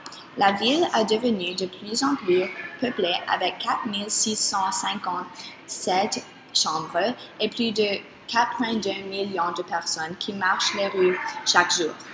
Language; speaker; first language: French; non-native, learner; English